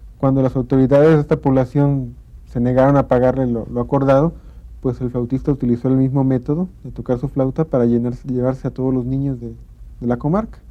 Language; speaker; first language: Spanish; native; Spanish